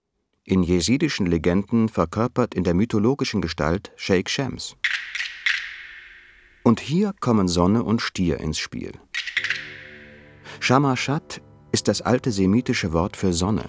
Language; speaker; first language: German; native; German